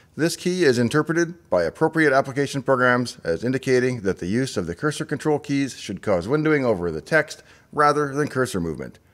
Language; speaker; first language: English; native; English